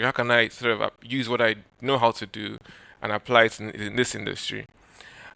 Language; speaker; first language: English; non-native, local second language; Yoruba